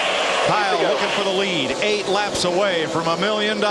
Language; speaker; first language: English; native; English